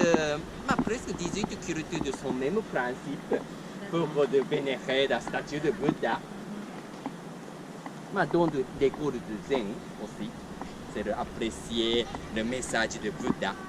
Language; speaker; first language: French; non-native, learner; Japanese